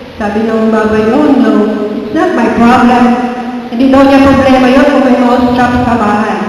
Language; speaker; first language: Filipino; non-native, local second language; Cebuano